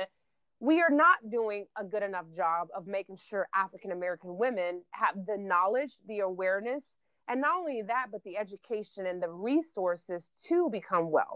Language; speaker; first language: English; native; English